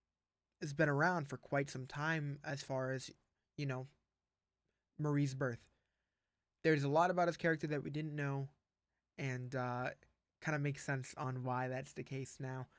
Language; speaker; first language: English; native; English